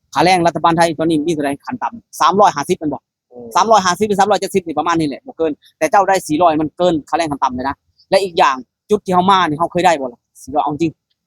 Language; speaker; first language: Thai; non-native, local second language; Lao